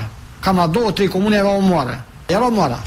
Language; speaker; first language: Romanian; native; Romanian